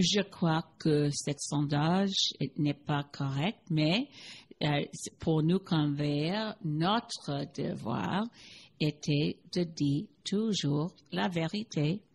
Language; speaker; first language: French; non-native, learner; English